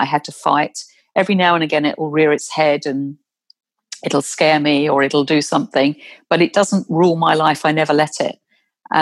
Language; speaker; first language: English; native; English